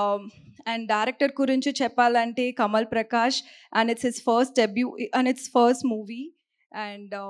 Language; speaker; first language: Telugu; non-native, learner; Tamil